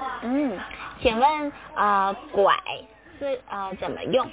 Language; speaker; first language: Chinese; native; Chinese